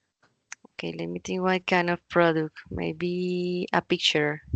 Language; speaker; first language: English; non-native, learner; Spanish